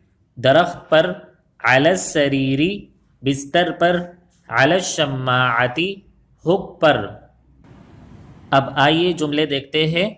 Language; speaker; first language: Urdu; native; Urdu